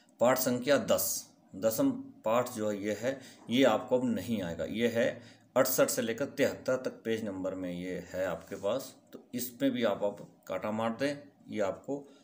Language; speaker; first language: Hindi; native; Hindi